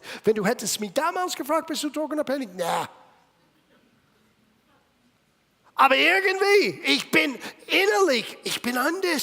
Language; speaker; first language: German; non-native, fluent; English